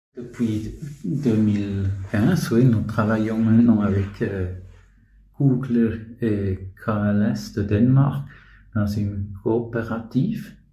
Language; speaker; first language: French; non-native, local second language; Swiss German